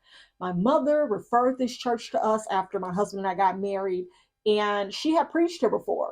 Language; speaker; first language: English; native; English